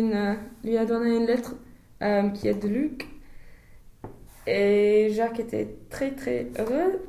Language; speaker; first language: French; non-native, learner; English